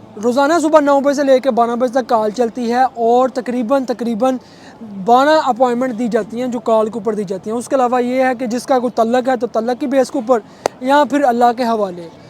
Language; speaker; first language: Urdu; non-native, local second language; Punjabi